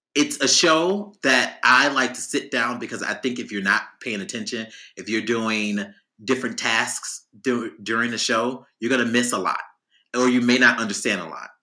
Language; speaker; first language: English; native; English